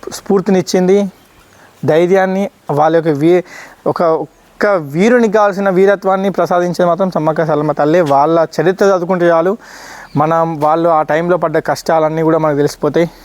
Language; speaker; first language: Telugu; native; Telugu